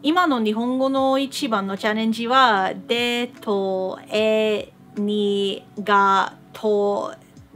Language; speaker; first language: Japanese; non-native, learner; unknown